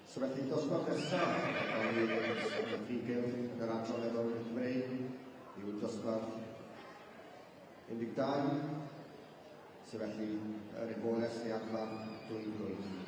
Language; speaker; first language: Welsh; native; Welsh